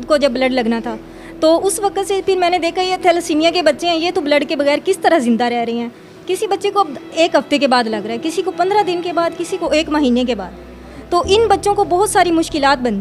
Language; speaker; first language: Hindi; non-native, local second language; Punjabi